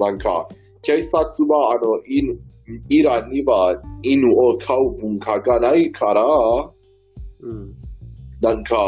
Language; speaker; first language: Japanese; non-native, learner; Persian